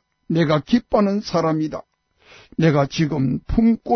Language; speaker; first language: Korean; native; Korean